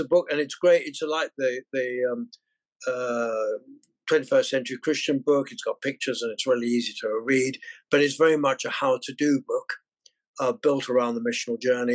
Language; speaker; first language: English; native; English